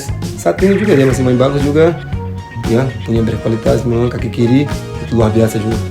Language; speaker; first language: Indonesian; non-native, fluent; Portuguese